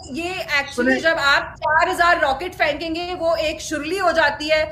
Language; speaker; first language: Hindi; native; Hindi